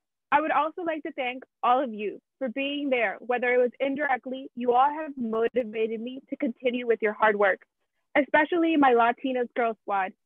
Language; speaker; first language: English; early bilingual, other home language; Spanish